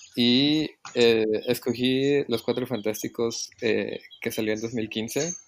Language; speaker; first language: Spanish; native; Spanish